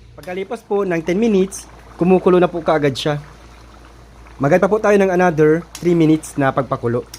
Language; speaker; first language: Filipino; native; Filipino